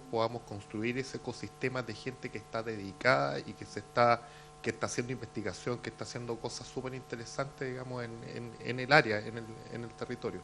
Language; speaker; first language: Spanish; native; Spanish